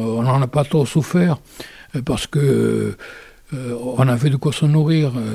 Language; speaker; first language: French; non-native, local second language; Occitan